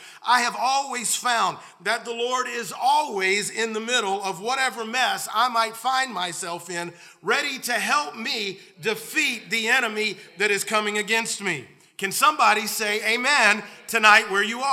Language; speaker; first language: English; native; English